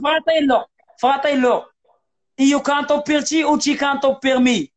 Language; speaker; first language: Italian; non-native, learner; Arabic